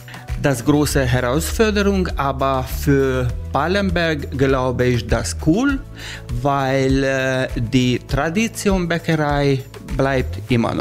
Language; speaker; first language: German; non-native, learner; Hungarian